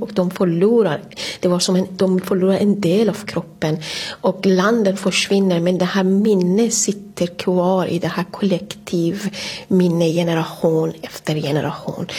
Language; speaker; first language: Swedish; non-native, fluent; Persian